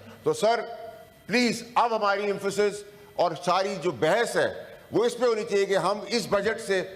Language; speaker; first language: Urdu; native; Urdu